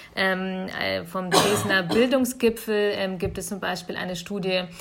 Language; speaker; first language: German; early bilingual, other home language; Russian